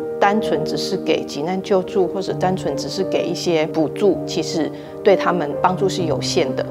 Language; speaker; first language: Chinese; native; Chinese